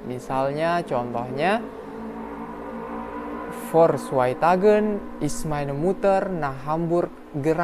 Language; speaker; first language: German; non-native, fluent; Indonesian